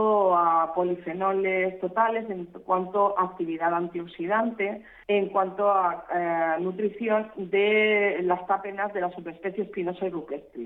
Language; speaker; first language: Spanish; native; Spanish